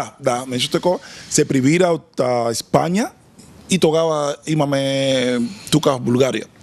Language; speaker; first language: Bulgarian; non-native, learner; Spanish